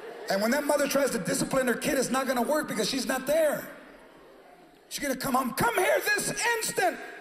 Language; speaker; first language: English; early bilingual, other home language; Spanish